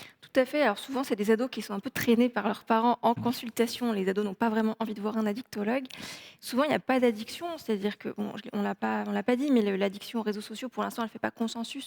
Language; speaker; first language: French; native; French